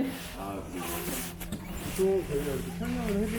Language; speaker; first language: Korean; native; Korean